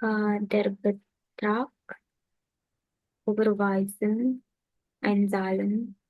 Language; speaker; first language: German; non-native, learner; Indonesian